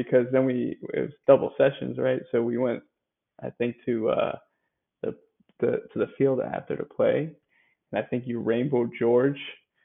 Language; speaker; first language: English; native; English